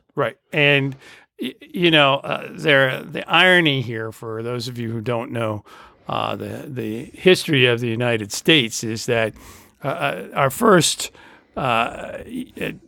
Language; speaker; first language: English; native; English